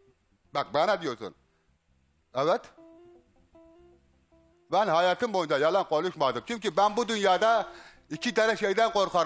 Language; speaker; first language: Turkish; native; Turkish